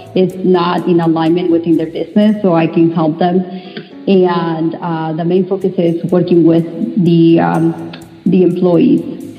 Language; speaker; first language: English; non-native, fluent; Spanish